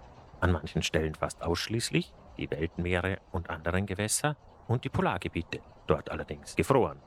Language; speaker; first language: German; native; German